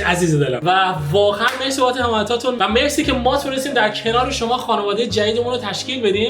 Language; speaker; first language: Persian; native; Persian